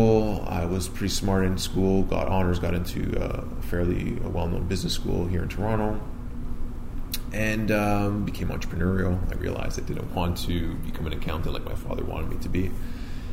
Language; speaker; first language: English; native; English